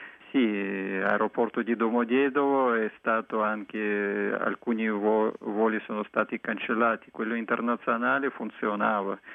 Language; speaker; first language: Italian; non-native, fluent; Russian